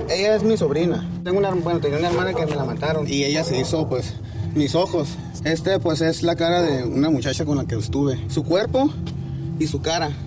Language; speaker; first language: Spanish; native; Spanish